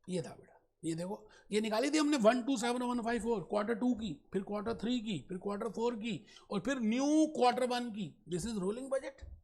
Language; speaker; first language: Hindi; native; Hindi